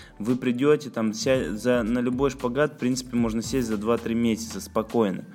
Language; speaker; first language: Russian; native; Russian